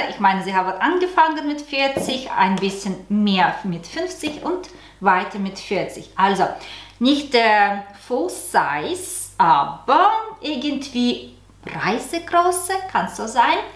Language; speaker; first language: German; non-native, learner; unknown